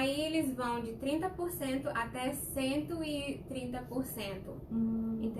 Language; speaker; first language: Portuguese; non-native, fluent; Spanish